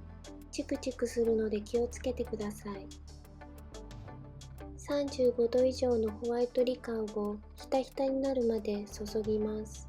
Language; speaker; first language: Japanese; native; Japanese